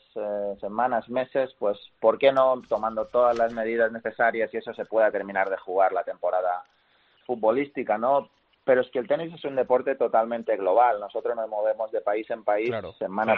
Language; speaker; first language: Spanish; native; Spanish